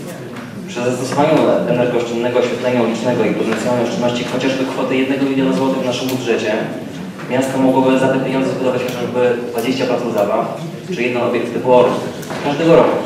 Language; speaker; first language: Polish; native; Polish